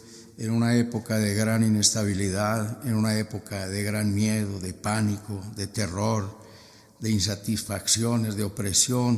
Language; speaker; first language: Spanish; native; Spanish